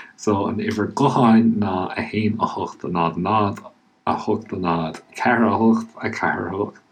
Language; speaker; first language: Irish; native; Irish